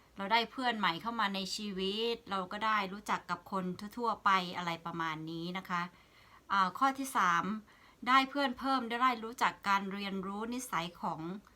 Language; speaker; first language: Thai; native; Thai